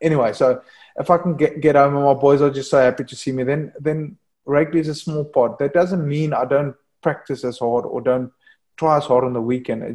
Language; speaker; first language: English; non-native, local second language; Afrikaans